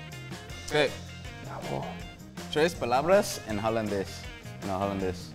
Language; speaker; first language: Spanish; non-native, learner; Dutch